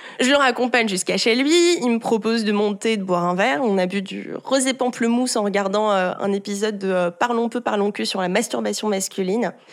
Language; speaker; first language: French; early bilingual, heritage; French